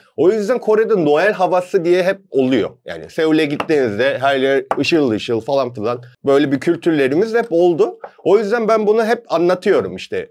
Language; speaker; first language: Turkish; non-native, fluent; Korean